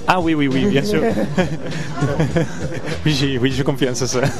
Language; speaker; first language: French; non-native, fluent; Spanish